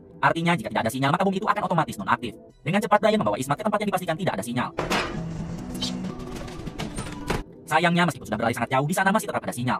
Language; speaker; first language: Indonesian; native; Indonesian